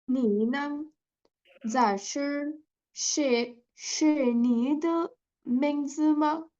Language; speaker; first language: Chinese; non-native, learner; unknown